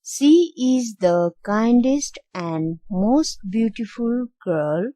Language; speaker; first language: English; non-native, local second language; Nepali